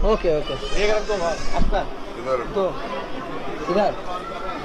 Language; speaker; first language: Hindi; non-native, learner; Bangla